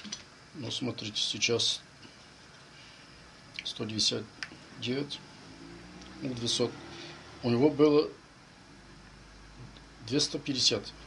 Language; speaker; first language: Russian; non-native, learner; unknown